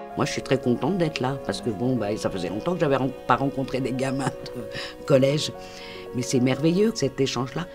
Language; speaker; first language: French; early bilingual, other home language; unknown